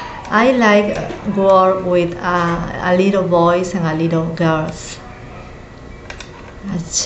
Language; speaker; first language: English; non-native, learner; Spanish